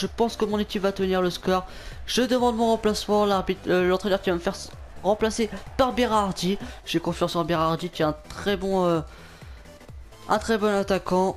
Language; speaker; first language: French; native; French